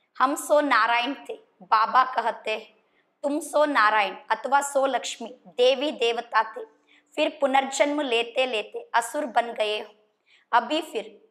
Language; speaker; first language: Hindi; non-native, local second language; Kannada